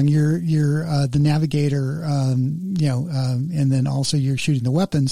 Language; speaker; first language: English; native; English